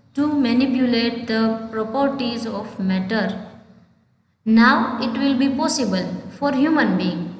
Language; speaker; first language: English; non-native, local second language; Gujarati